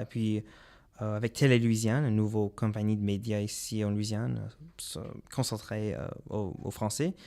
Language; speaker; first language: French; non-native, local second language; English